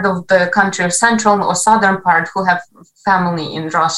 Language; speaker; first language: English; non-native, fluent; Ukrainian